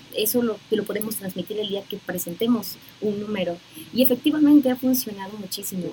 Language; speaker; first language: Spanish; native; Spanish